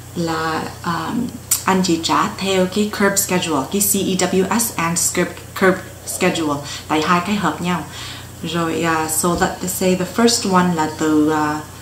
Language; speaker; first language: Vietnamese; early bilingual, heritage; Vietnamese